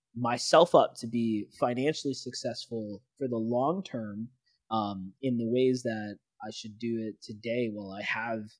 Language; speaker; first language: English; native; English